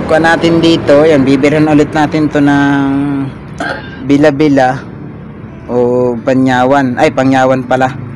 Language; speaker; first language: Filipino; non-native, local second language; Cebuano